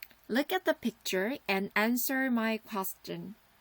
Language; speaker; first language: English; non-native, fluent; Korean